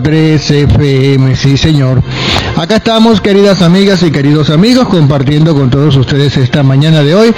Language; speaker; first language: Spanish; native; Spanish